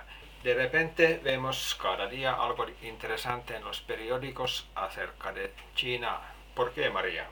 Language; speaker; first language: Spanish; non-native, learner; Finnish